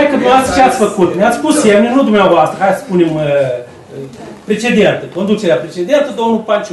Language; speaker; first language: Romanian; native; Romanian